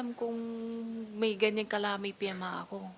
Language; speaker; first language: Filipino; non-native, learner; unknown